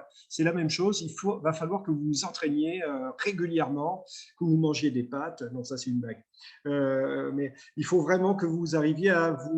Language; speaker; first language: French; native; French